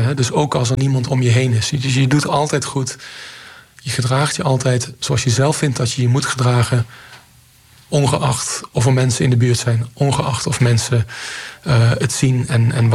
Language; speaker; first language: Dutch; native; Dutch